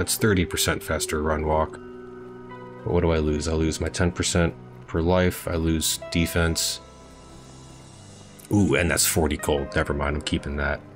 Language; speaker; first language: English; native; English